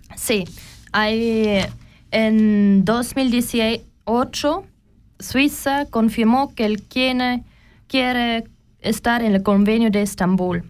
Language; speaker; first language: Spanish; non-native, learner; German